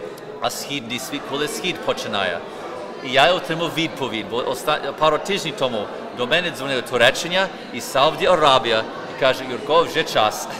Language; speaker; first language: Ukrainian; early bilingual, heritage; Ukrainian